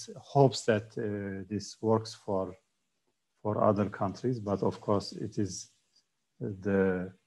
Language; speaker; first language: English; non-native, fluent; Turkish